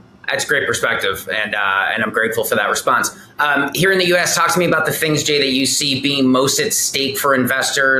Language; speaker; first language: English; native; English